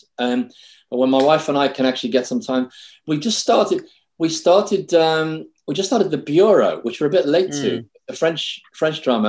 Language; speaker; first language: English; native; English